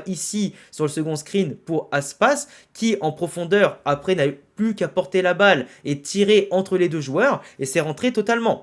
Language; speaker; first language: French; native; French